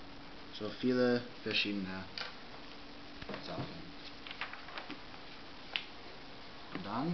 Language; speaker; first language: German; non-native, learner; English